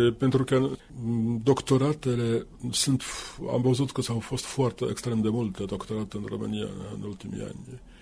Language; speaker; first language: Romanian; non-native, fluent; Finnish